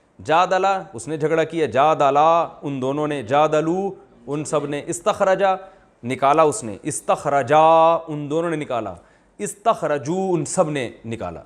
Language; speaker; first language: Urdu; native; Urdu